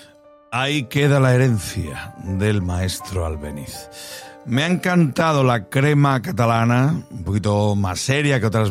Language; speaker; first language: Spanish; native; Spanish